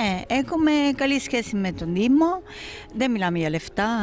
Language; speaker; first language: Greek; non-native, fluent; Italian